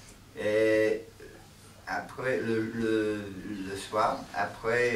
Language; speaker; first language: French; non-native, learner; English